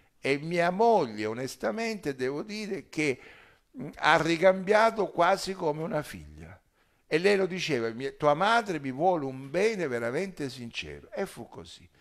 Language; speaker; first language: Italian; native; Italian